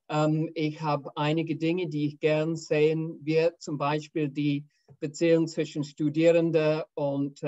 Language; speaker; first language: German; non-native, fluent; English